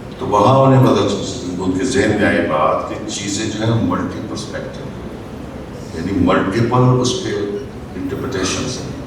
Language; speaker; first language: Urdu; non-native, local second language; Punjabi